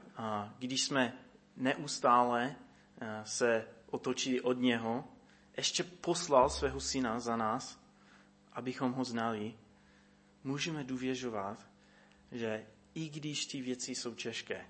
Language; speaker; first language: Czech; non-native, fluent; English